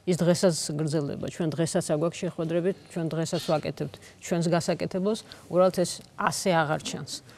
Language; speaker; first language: Georgian; native; Georgian